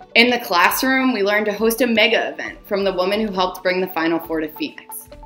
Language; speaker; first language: English; native; English